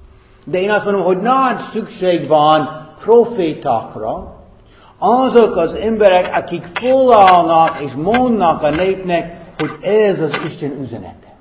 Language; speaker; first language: Hungarian; non-native, fluent; English